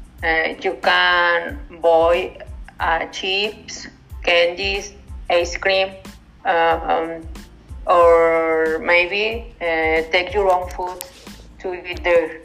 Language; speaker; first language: English; non-native, learner; Spanish